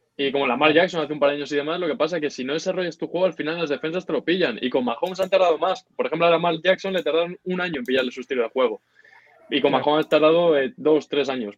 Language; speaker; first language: Spanish; native; Spanish